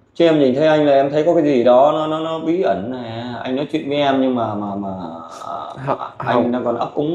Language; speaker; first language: Vietnamese; native; Vietnamese